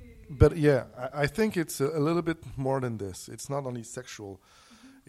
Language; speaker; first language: English; non-native, fluent; French